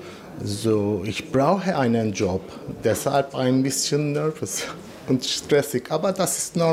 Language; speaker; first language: German; non-native, learner; Turkish